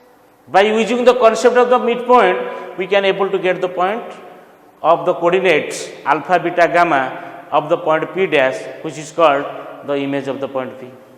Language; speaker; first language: English; non-native, local second language; Odia